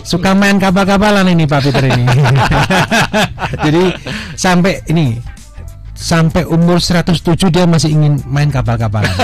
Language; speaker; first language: Indonesian; native; Indonesian